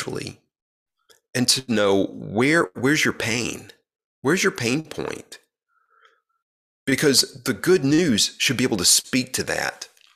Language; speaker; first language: English; native; English